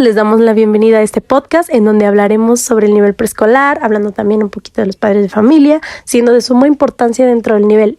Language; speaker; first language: Spanish; native; Spanish